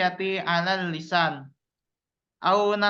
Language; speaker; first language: Arabic; non-native, learner; Indonesian